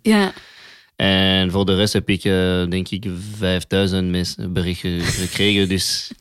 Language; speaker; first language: Dutch; non-native, local second language; French